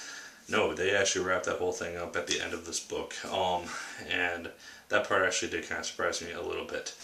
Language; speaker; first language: English; native; English